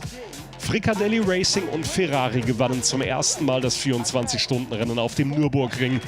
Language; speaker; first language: German; native; German